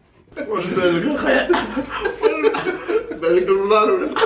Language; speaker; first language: Arabic; native; Arabic